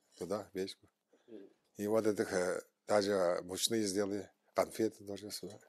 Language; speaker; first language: Russian; non-native, local second language; Tuvinian